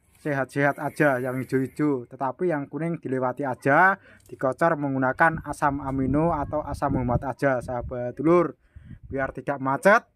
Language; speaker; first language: Indonesian; non-native, local second language; Javanese